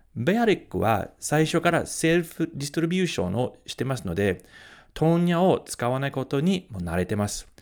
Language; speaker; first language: Japanese; non-native, fluent; English